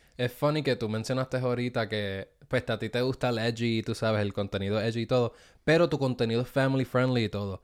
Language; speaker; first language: Spanish; native; Spanish